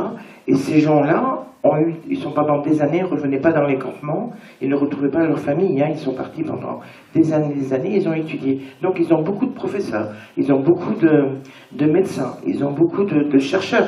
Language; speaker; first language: French; native; French